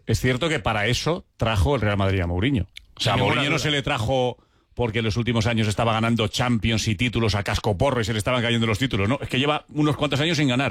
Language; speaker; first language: Spanish; native; Spanish